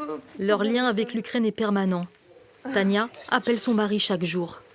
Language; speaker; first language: French; native; French